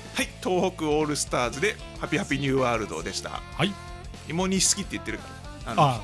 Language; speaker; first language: Japanese; native; Japanese